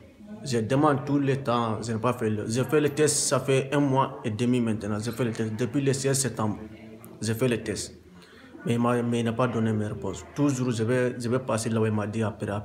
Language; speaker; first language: French; non-native, learner; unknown